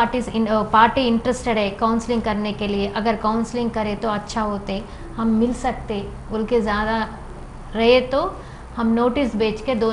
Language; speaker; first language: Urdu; non-native, local second language; Telugu